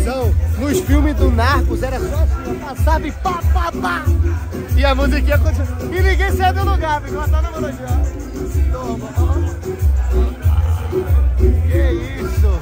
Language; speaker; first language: Portuguese; native; Portuguese